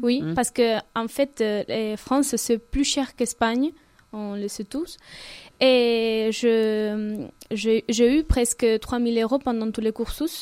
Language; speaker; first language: French; non-native, fluent; Spanish